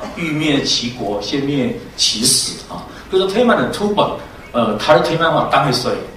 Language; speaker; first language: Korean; non-native, fluent; Chinese